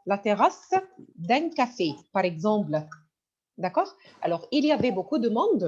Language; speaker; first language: French; non-native, fluent; Arabic